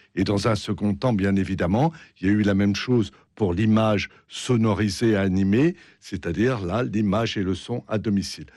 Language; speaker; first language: French; native; French